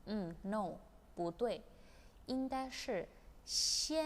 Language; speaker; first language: Chinese; non-native, fluent; Indonesian